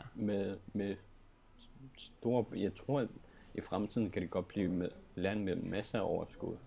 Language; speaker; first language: Danish; non-native, local second language; Kalaallisut